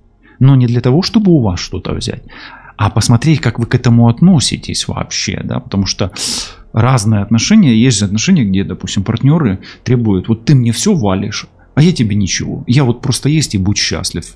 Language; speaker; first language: Russian; non-native, local second language; Ukrainian